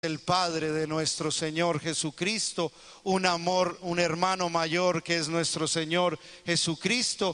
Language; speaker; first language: Spanish; native; Spanish